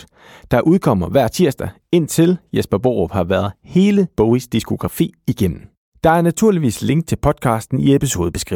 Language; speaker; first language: Danish; native; Danish